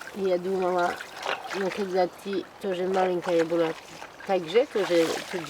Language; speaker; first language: Russian; non-native, fluent; French